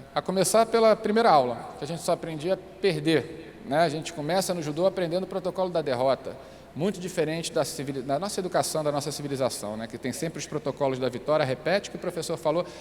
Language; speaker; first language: Portuguese; native; Portuguese